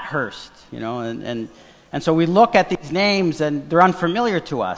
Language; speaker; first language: English; non-native, fluent; Portuguese